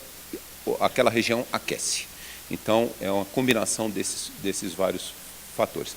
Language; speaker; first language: Portuguese; native; Portuguese